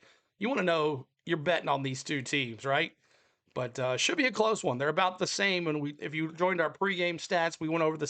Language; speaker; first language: English; native; English